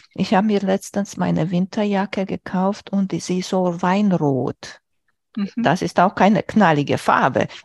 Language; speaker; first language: German; non-native, fluent; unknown